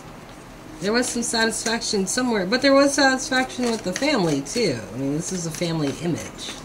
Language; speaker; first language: English; native; English